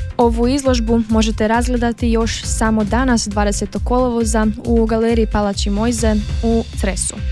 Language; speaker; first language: Croatian; native; Croatian